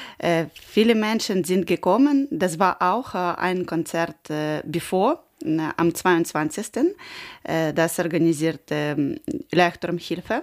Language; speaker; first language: German; non-native, learner; Ukrainian